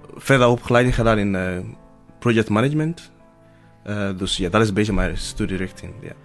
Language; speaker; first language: Dutch; non-native, fluent; Ewe